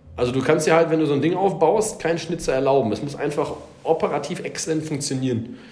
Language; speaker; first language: German; native; German